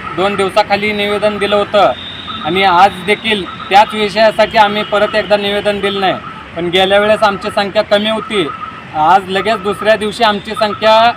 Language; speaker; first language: Marathi; native; Marathi